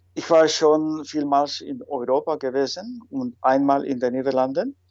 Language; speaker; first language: German; non-native, fluent; Spanish